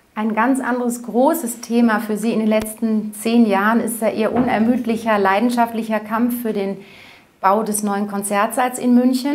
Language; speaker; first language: German; native; German